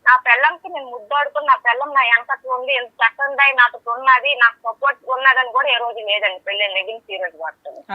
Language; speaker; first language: Telugu; native; Telugu